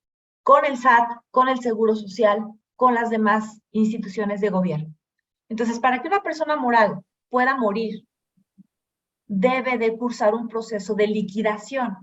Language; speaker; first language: Spanish; native; Spanish